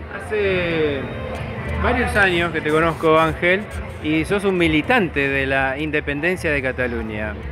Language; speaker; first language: Spanish; native; Spanish